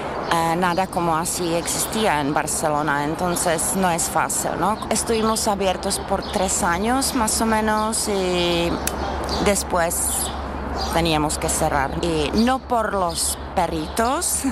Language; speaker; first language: Spanish; non-native, learner; Czech